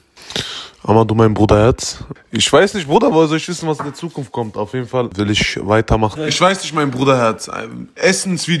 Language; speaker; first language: German; native; German